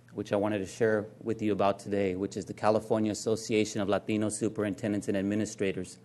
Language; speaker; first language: English; native; English